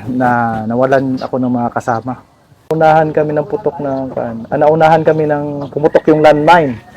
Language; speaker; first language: Filipino; native; Filipino